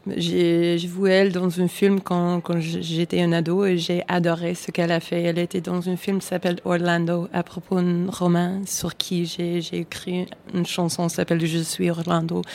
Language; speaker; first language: French; non-native, fluent; English